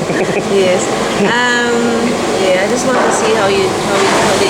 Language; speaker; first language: English; non-native, fluent; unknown